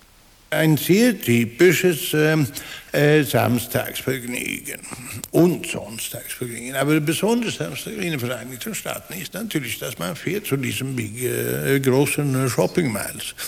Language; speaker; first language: German; non-native, fluent; Swedish